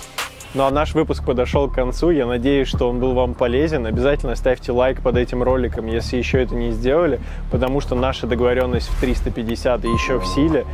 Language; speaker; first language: Russian; native; Russian